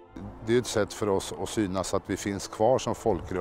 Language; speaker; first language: Swedish; early bilingual, other home language; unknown